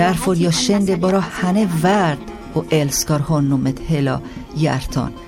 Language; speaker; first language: Swedish; non-native, learner; Persian